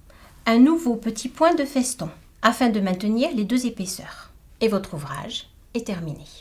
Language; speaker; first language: French; native; French